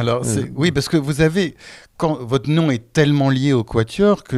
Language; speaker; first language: French; native; French